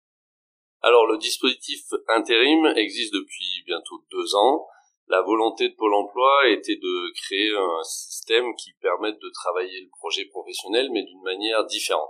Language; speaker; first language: French; native; French